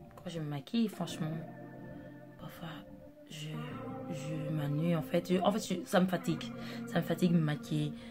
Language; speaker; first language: French; non-native, local second language; Portuguese